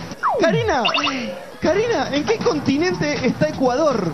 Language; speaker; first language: Spanish; native; Spanish